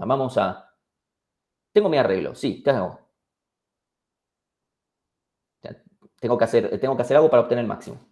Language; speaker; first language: Spanish; native; Spanish